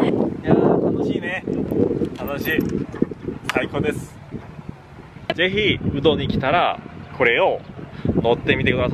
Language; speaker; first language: Japanese; non-native, learner; Korean